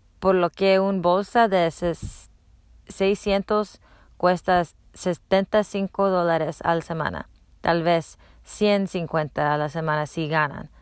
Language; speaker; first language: Spanish; non-native, learner; English